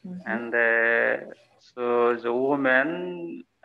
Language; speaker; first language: English; non-native, learner; French